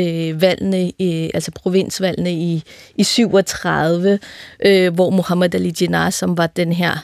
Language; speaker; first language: Danish; native; Danish